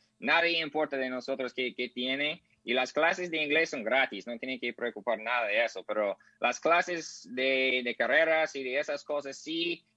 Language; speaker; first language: Spanish; non-native, learner; English